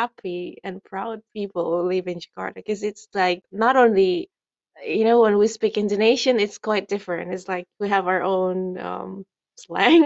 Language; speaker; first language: English; non-native, fluent; Indonesian